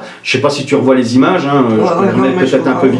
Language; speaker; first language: French; native; French